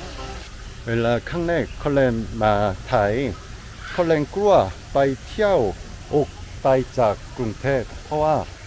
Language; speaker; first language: Thai; non-native, learner; Korean